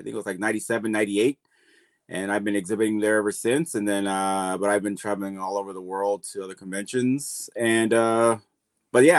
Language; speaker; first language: English; native; English